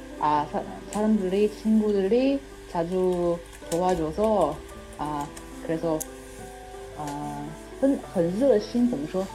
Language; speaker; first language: Korean; non-native, learner; Chinese